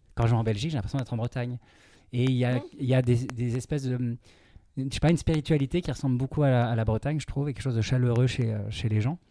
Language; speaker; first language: French; native; French